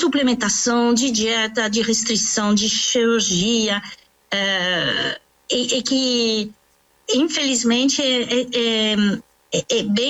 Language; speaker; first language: Portuguese; non-native, fluent; French